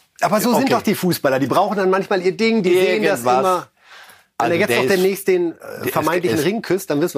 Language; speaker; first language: German; native; German